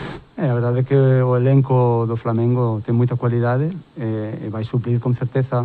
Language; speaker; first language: Portuguese; non-native, fluent; Spanish